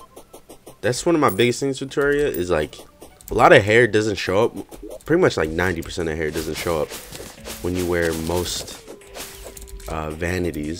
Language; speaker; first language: English; native; English